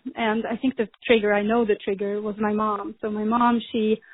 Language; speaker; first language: English; non-native, fluent; Swedish